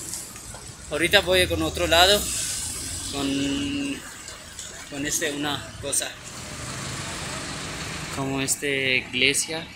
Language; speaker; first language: Spanish; non-native, learner; Urdu